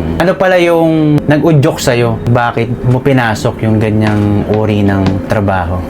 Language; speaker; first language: Filipino; native; Filipino